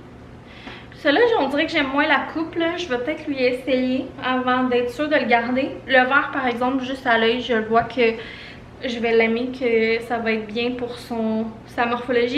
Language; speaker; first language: French; native; French